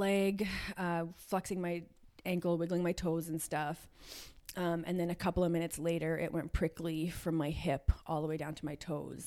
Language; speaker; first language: English; native; English